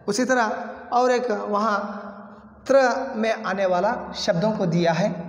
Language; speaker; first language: Hindi; non-native, local second language; Kannada